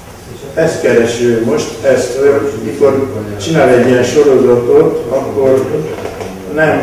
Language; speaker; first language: Hungarian; non-native, local second language; Romanian